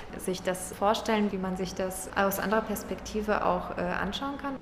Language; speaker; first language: German; early bilingual, other home language; Polish